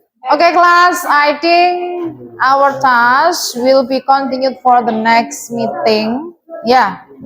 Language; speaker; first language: English; non-native, fluent; Indonesian